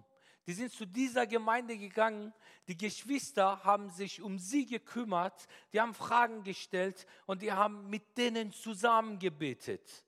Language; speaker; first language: German; non-native, fluent; Persian